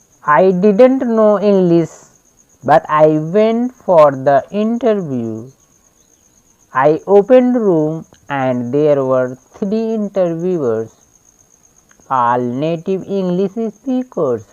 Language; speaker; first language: English; non-native, learner; Hindi